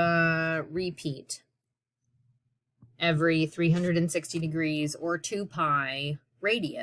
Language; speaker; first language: English; native; English